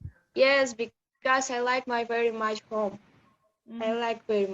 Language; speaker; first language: English; non-native, learner; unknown